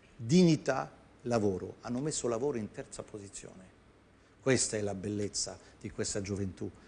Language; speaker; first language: Italian; non-native, fluent; Arabic